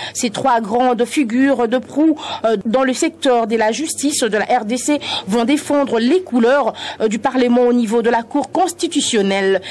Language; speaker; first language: French; non-native, local second language; Lingala